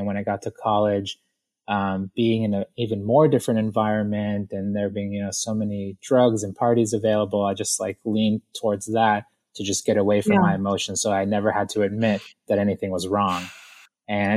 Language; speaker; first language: English; native; English